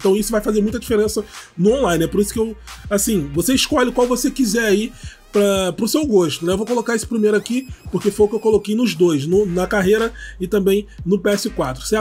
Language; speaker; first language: Portuguese; native; Portuguese